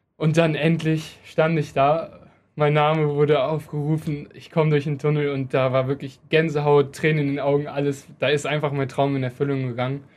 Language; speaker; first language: German; native; German